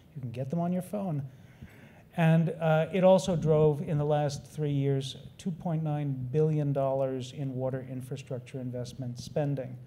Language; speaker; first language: English; native; English